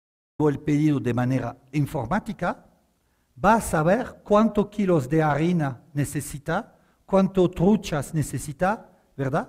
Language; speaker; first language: Spanish; non-native, fluent; French